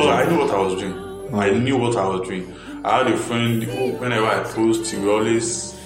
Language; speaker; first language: English; non-native, local second language; Yoruba